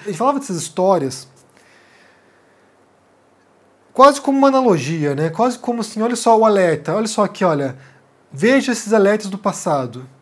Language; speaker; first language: Portuguese; native; Portuguese